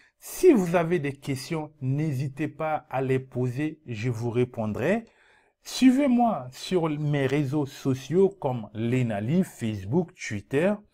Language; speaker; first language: French; non-native, local second language; Dyula